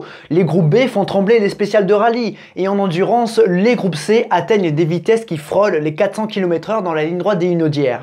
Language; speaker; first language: French; native; French